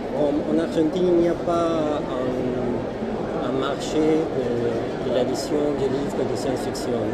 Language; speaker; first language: French; non-native, fluent; Spanish